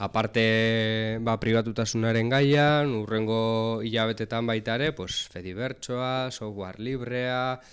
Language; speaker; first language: Basque; native; Basque